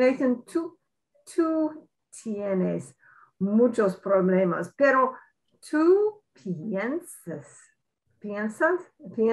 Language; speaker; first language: Spanish; non-native, learner; English